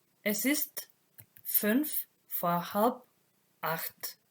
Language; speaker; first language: German; non-native, fluent; Macedonian